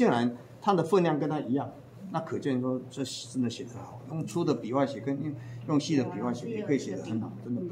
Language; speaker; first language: Chinese; native; Chinese